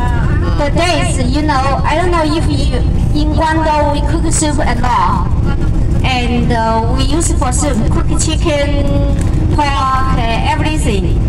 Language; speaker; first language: English; non-native, learner; Chinese